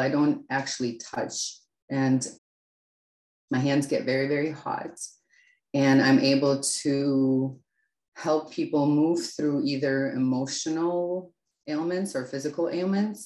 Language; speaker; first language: English; non-native, fluent; Russian